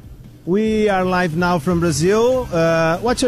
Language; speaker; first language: English; non-native, learner; Portuguese